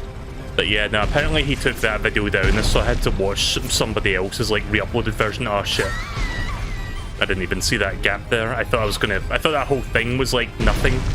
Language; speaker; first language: English; native; English